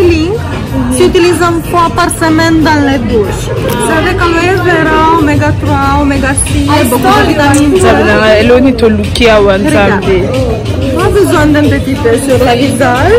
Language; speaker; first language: French; non-native, learner; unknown